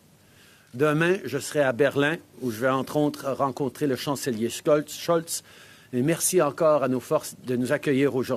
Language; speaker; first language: French; native; French